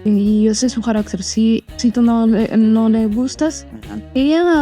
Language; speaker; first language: Spanish; non-native, learner; Armenian